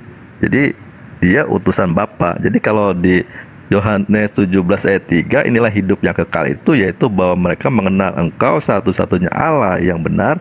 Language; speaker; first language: Indonesian; native; Indonesian